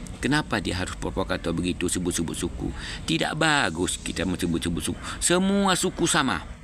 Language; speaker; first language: Indonesian; non-native, local second language; Achinese